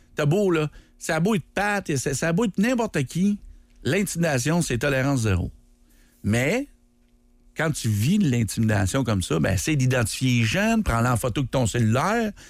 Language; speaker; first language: French; native; French